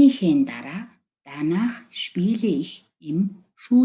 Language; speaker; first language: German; non-native, fluent; Mongolian